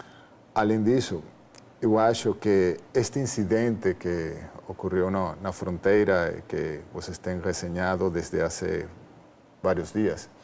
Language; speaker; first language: Portuguese; non-native, fluent; Spanish